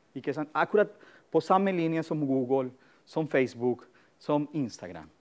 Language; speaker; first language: Norwegian; non-native, fluent; Spanish